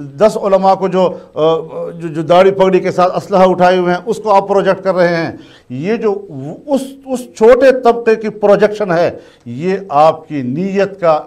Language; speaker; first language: Urdu; non-native, local second language; Pashto